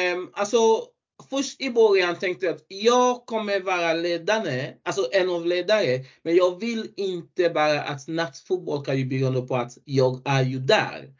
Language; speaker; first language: Swedish; non-native, fluent; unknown